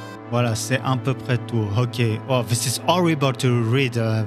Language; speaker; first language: French; native; French